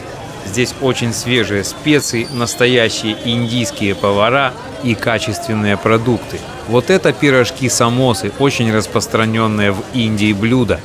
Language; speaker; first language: Russian; native; Russian